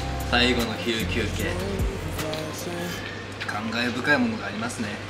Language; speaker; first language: Japanese; native; Japanese